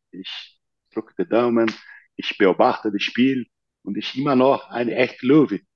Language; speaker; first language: German; non-native, learner; Portuguese